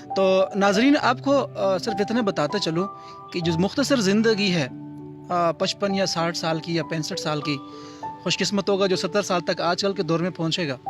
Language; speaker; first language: Urdu; non-native, local second language; Punjabi